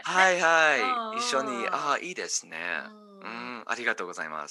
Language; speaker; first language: Japanese; non-native, learner; English